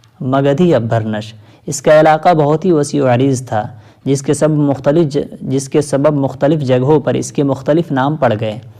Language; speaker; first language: Urdu; native; Urdu